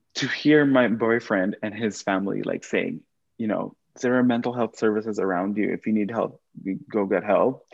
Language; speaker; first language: English; non-native, local second language; Filipino